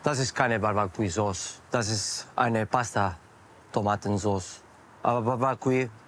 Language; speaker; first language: German; non-native, learner; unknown